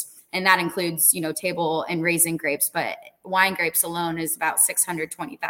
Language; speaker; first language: English; native; English